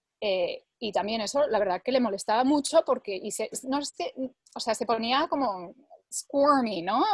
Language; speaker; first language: Spanish; early bilingual, other home language; English